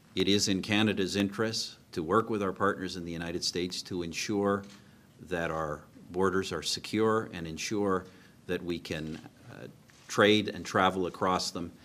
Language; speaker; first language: English; native; English